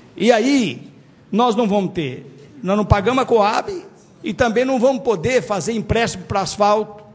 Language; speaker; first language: Portuguese; native; Portuguese